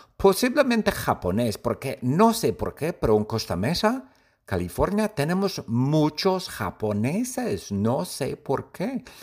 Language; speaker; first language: Spanish; non-native, fluent; English